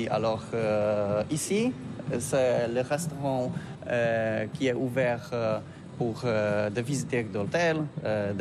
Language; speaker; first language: French; non-native, learner; Polish